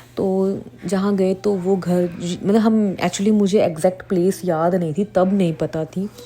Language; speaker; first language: Hindi; native; Hindi